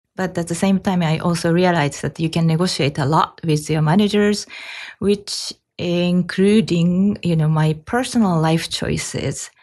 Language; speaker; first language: English; non-native, fluent; Japanese